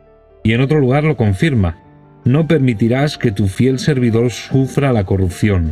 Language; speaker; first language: Spanish; native; Spanish